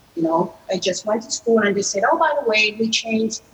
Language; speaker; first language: English; non-native, fluent; Italian